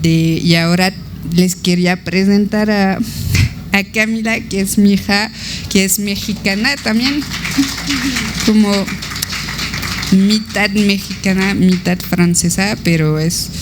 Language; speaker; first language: Spanish; non-native, fluent; French